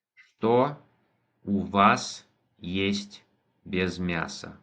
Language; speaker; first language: Russian; non-native, fluent; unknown